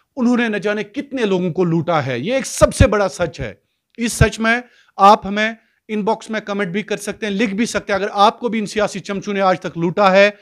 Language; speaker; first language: Hindi; non-native, local second language; Kashmiri